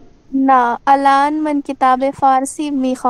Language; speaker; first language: Persian; non-native, learner; Urdu